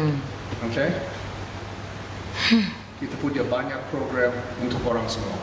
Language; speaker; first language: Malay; non-native, fluent; English